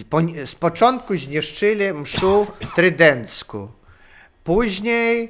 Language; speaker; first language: Polish; non-native, learner; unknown